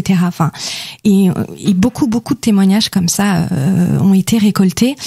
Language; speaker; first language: French; native; French